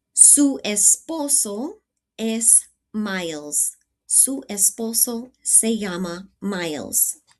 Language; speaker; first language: Spanish; non-native, fluent; English